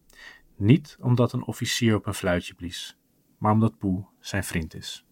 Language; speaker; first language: Dutch; native; Dutch